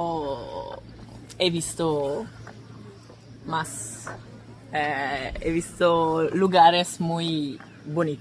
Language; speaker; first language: Spanish; non-native, learner; Italian